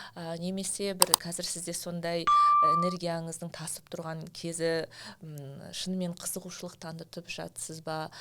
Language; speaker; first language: Kazakh; native; Kazakh